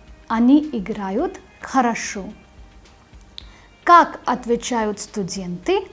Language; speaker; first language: Russian; non-native, fluent; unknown